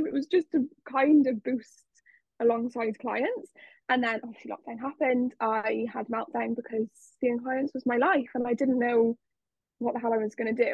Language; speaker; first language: English; native; English